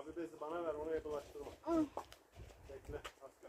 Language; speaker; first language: Turkish; native; Turkish